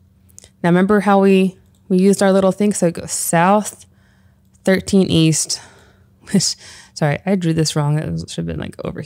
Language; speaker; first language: English; native; English